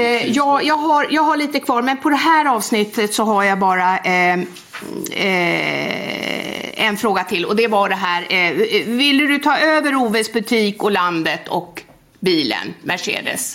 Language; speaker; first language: Swedish; native; Swedish